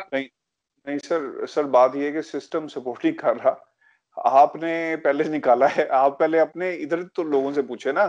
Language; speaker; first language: Urdu; non-native, local second language; Punjabi